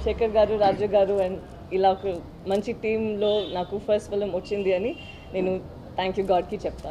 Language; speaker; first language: Telugu; non-native, local second language; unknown